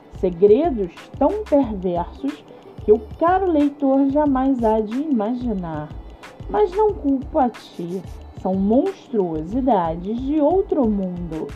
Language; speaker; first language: Portuguese; native; Portuguese